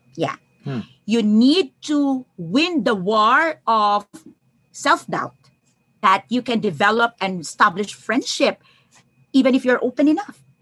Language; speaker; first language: English; non-native, local second language; Filipino